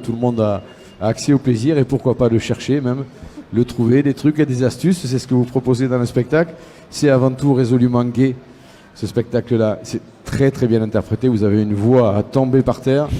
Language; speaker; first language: French; native; French